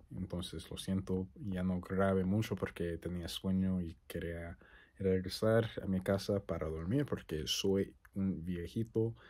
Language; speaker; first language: Spanish; non-native, learner; English